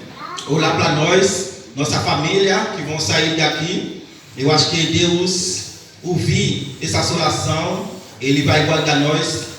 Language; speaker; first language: Portuguese; non-native, learner; Haitian Creole